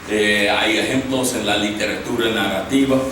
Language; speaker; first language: Spanish; non-native, fluent; English